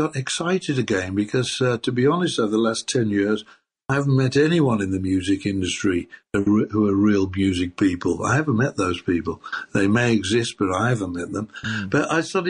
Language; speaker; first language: English; native; English